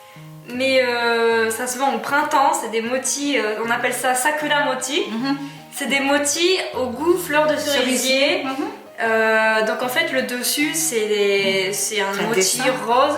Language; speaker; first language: French; native; French